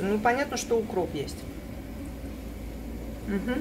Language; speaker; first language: Russian; native; Russian